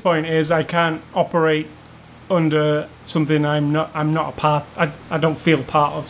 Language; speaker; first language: English; native; English